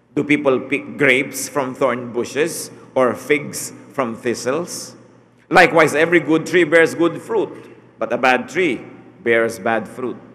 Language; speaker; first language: English; non-native, local second language; Filipino